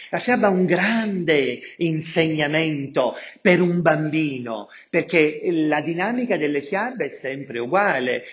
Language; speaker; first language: Italian; native; Italian